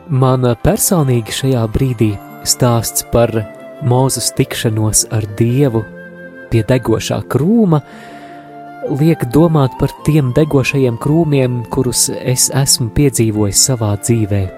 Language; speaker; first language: Latvian; native; Latvian